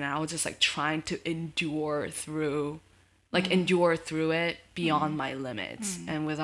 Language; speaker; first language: English; early bilingual, other home language; Korean